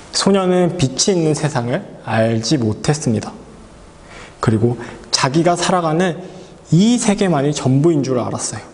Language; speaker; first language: Korean; native; Korean